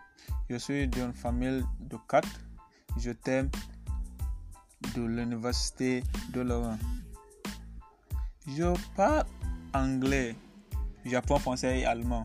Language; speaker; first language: French; non-native, learner; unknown